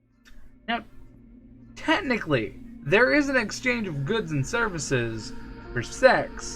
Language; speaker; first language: English; native; English